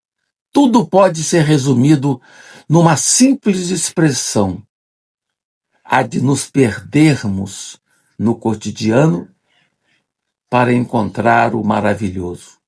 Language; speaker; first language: Portuguese; native; Portuguese